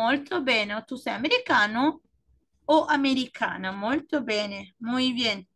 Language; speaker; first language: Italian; non-native, fluent; Spanish